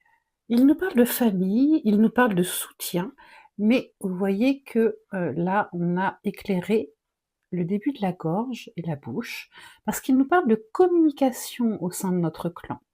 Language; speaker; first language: French; native; French